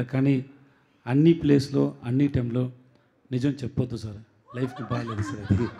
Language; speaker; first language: Telugu; non-native, learner; Tamil